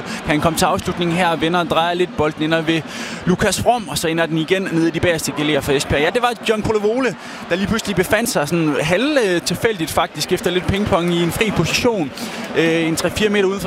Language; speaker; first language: Danish; native; Danish